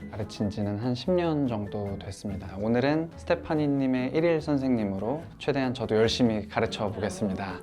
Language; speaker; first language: Korean; native; Korean